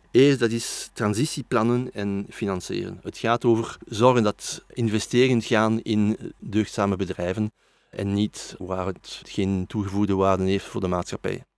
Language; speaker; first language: Dutch; non-native, local second language; French